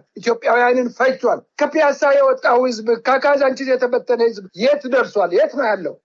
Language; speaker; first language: Amharic; native; Amharic